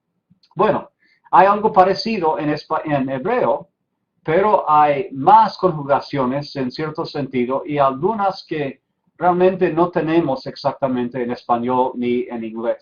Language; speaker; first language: Spanish; non-native, fluent; English